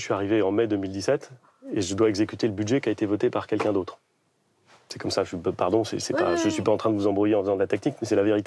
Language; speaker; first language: French; native; French